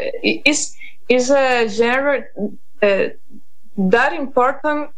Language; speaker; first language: English; non-native, learner; Spanish